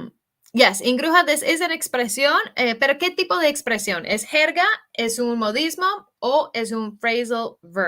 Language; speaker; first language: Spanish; non-native, fluent; English